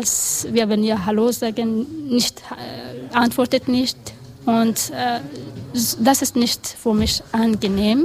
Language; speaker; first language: German; non-native, learner; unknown